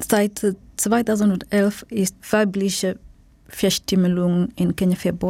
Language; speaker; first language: German; non-native, fluent; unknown